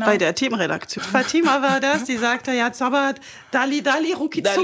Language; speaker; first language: German; non-native, fluent; French